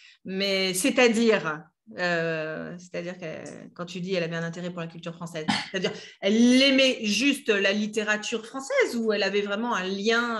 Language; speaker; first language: French; native; French